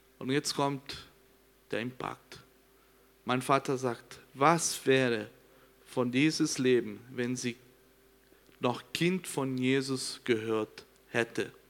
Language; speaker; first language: German; non-native, learner; Portuguese